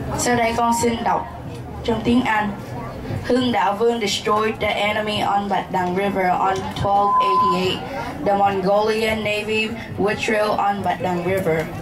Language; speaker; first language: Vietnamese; early bilingual, heritage; Vietnamese